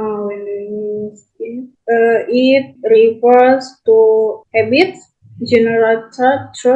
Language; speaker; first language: English; non-native, learner; Indonesian